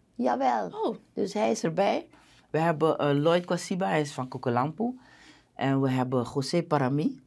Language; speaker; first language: Dutch; native; Dutch